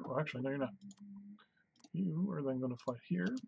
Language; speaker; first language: English; native; English